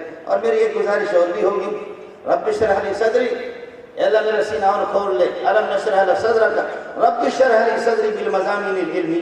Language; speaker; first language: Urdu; non-native, local second language; Brahui